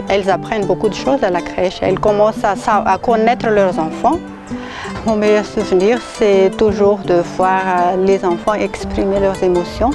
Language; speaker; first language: French; non-native, local second language; Malagasy